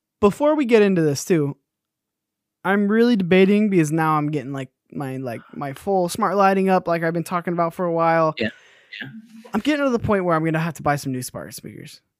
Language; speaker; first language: English; native; English